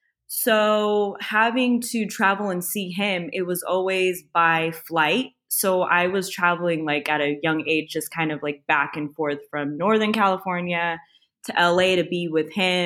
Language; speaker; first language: English; native; English